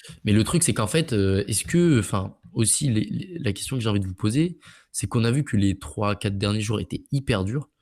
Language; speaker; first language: French; native; French